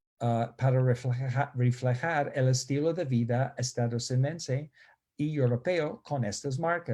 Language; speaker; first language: Spanish; non-native, fluent; English